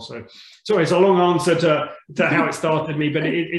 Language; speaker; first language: English; native; English